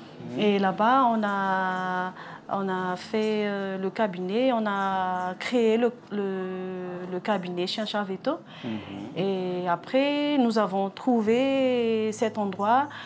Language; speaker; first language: French; non-native, local second language; Malagasy